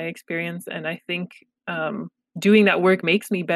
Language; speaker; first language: English; early bilingual, other home language; Pashto